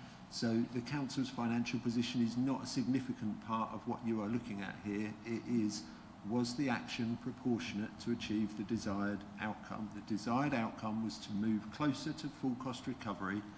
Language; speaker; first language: English; native; English